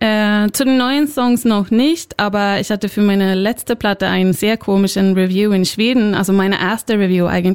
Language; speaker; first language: German; non-native, fluent; Swedish